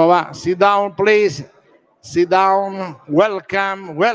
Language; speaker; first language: English; non-native, learner; Italian